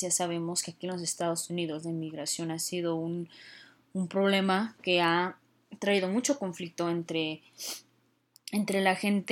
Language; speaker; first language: Spanish; early bilingual, heritage; Spanish